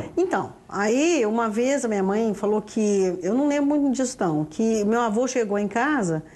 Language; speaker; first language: Portuguese; native; Portuguese